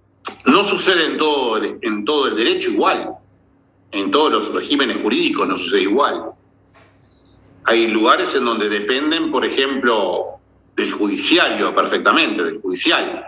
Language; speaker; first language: Spanish; native; Spanish